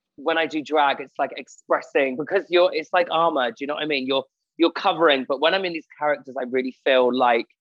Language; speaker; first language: English; native; English